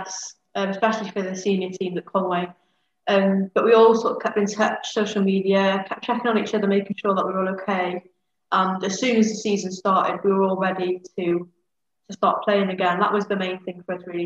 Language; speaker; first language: English; native; English